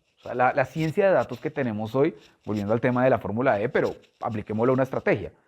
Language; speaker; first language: Spanish; native; Spanish